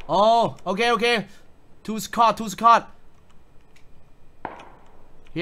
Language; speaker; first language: English; non-native, learner; Thai